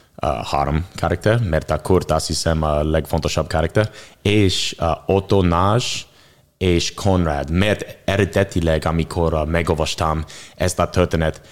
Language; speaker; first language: Hungarian; non-native, learner; English